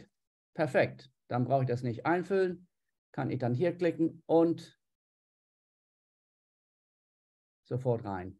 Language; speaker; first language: German; non-native, fluent; English